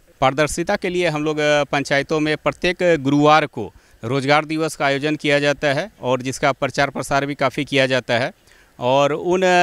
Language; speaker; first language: Hindi; native; Hindi